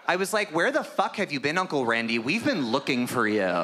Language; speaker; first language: English; native; English